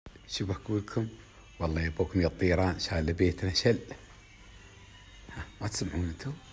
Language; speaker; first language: Arabic; native; Arabic